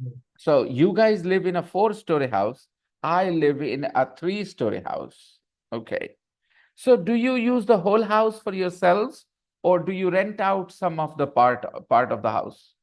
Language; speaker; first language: English; non-native, fluent; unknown